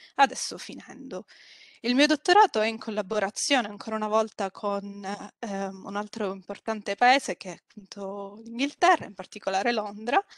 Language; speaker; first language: Italian; native; Italian